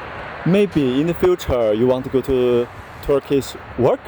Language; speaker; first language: English; non-native, learner; Chinese